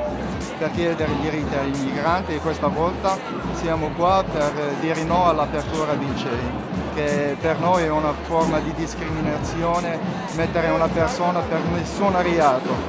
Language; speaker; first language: Italian; non-native, fluent; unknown